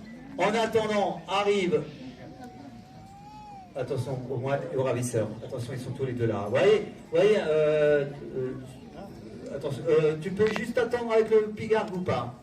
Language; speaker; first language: French; native; French